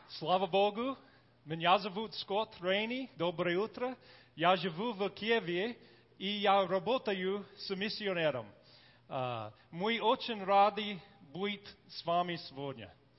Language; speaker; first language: Russian; non-native, learner; English